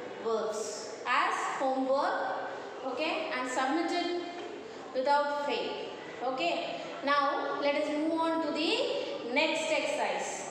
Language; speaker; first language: English; non-native, local second language; Tamil